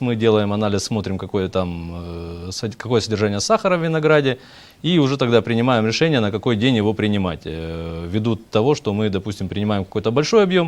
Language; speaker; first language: Russian; native; Russian